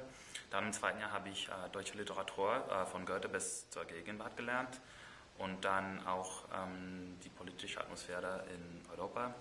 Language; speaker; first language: German; non-native, fluent; English